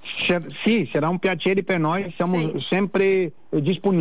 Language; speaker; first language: Italian; non-native, learner; Portuguese